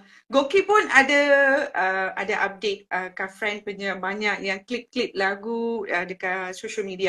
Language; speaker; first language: Malay; non-native, local second language; Tamil